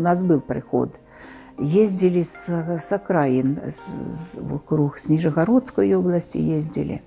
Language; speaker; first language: Russian; native; Russian